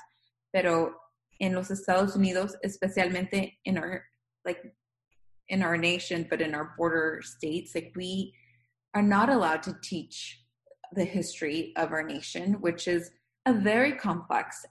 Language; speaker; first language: English; non-native, fluent; Spanish